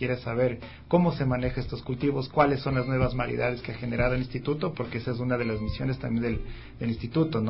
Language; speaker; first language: Spanish; native; Spanish